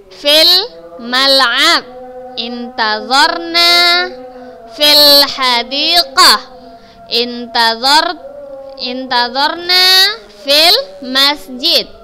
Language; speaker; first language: Arabic; non-native, fluent; Indonesian